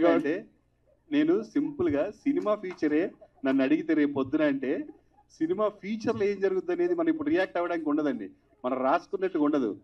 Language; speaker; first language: Telugu; native; Telugu